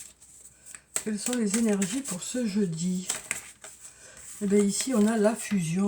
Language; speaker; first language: French; native; French